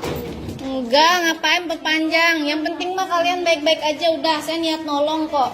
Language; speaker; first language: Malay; non-native, local second language; Sundanese